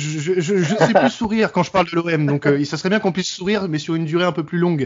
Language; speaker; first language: French; native; French